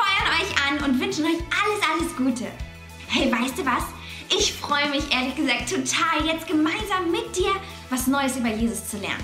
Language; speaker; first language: German; native; German